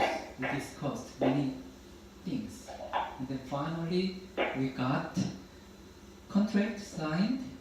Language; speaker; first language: English; non-native, learner; Korean